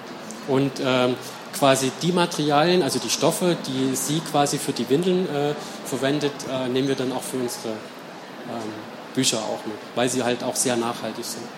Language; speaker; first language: German; native; German